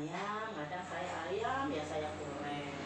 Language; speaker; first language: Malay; non-native, local second language; Javanese